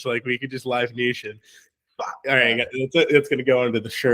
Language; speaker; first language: English; native; English